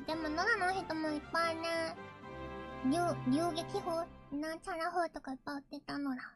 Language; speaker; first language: Japanese; native; Japanese